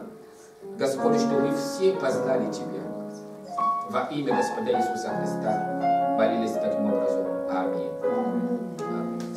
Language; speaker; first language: Russian; non-native, fluent; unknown